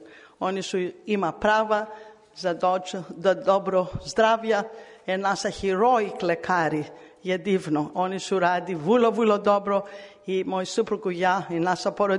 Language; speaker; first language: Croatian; non-native, learner; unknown